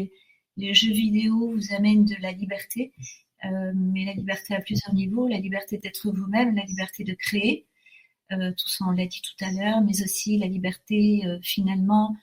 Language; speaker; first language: French; native; French